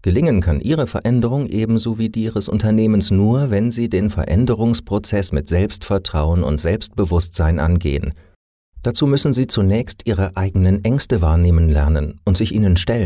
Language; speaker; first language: German; native; German